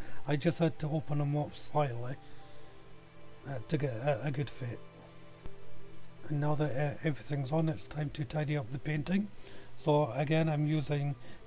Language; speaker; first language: English; native; English